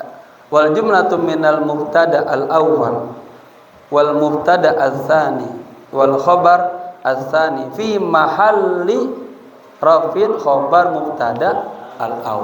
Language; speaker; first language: Arabic; non-native, fluent; Indonesian